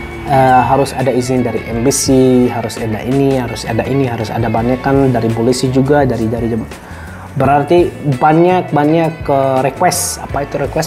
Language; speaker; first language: Indonesian; non-native, fluent; Arabic